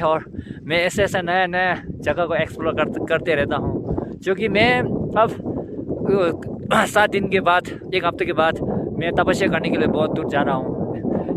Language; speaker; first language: Hindi; non-native, fluent; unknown